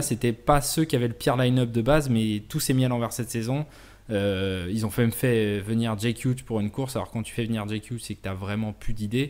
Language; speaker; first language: French; native; French